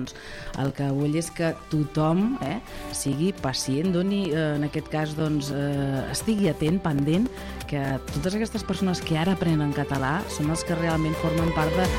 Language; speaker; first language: Catalan; native; Catalan